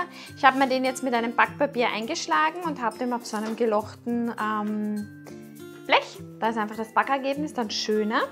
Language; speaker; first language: German; native; German